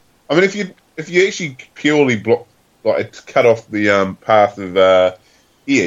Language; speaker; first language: English; native; English